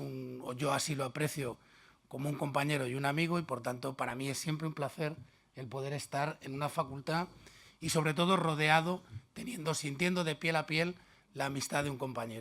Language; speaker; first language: Spanish; native; Spanish